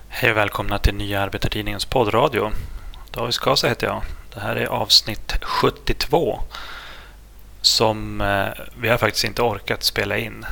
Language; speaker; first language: Swedish; native; Swedish